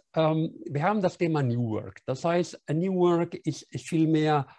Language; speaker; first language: German; non-native, fluent; Spanish